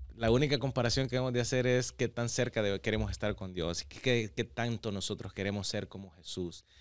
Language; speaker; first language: Spanish; native; Spanish